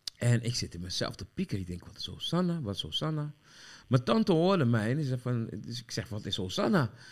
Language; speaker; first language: Dutch; early bilingual, other home language; Sranan Tongo